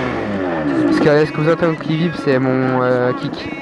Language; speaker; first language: French; native; French